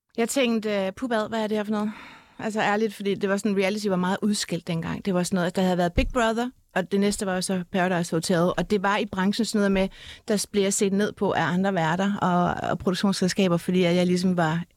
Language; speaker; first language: Danish; native; Danish